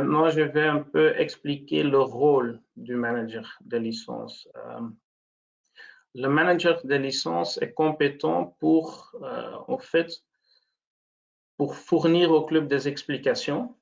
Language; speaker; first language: French; non-native, local second language; Dutch